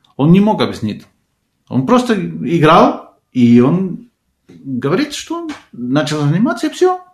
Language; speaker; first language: Russian; non-native, fluent; Spanish